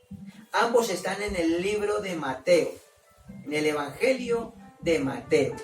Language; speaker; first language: Spanish; native; Spanish